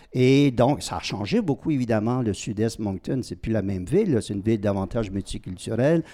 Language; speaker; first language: French; native; French